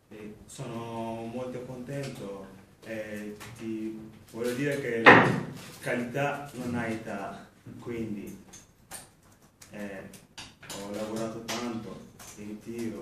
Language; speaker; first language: Italian; non-native, fluent; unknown